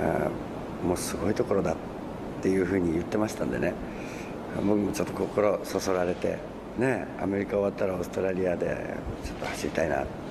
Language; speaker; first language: Japanese; native; Japanese